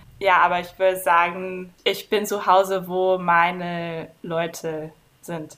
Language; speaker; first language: German; non-native, fluent; English